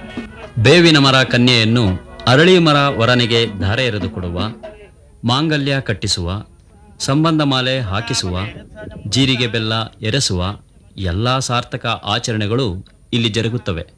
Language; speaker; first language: Kannada; native; Kannada